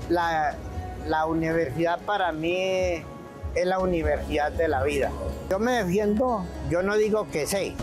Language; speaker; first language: Spanish; native; Spanish